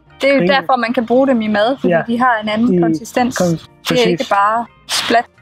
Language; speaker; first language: Danish; native; Danish